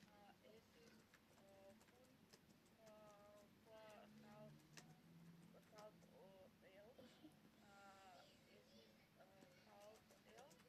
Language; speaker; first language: German; non-native, learner; Macedonian